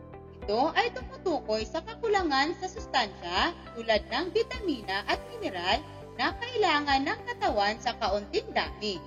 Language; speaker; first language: Filipino; native; Filipino